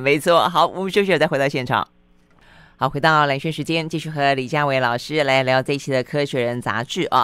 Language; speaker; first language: Chinese; native; Chinese